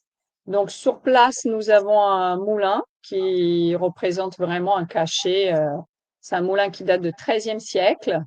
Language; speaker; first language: French; native; French